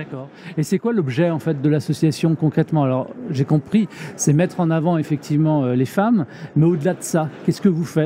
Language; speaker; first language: French; native; French